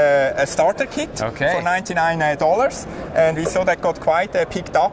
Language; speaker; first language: English; non-native, fluent; German